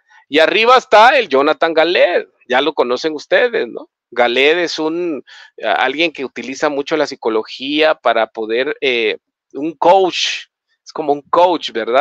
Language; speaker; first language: Spanish; native; Spanish